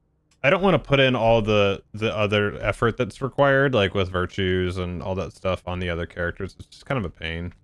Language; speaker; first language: English; native; English